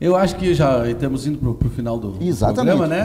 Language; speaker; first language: Portuguese; native; Portuguese